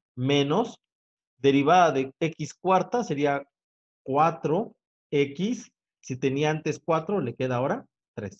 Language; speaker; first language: Spanish; native; Spanish